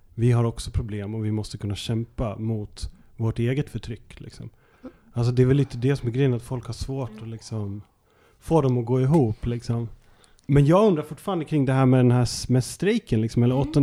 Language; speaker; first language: Swedish; native; Swedish